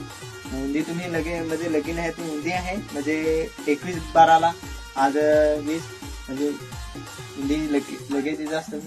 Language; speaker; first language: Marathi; non-native, local second language; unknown